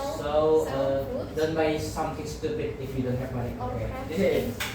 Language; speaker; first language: English; non-native, learner; Indonesian